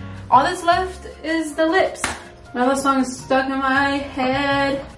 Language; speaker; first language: English; early bilingual, other home language; Spanish